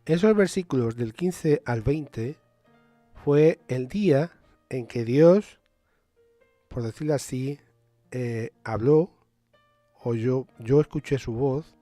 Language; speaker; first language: Spanish; native; Spanish